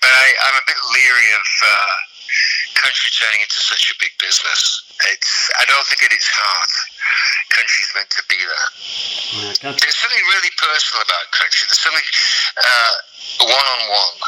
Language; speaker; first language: English; native; English